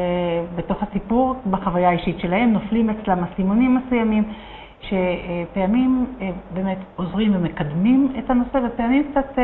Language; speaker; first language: Hebrew; native; Hebrew